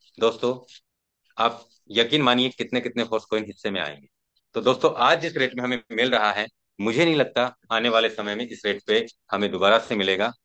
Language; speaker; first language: Hindi; native; Hindi